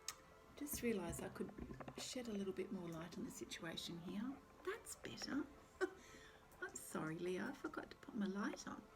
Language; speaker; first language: English; native; English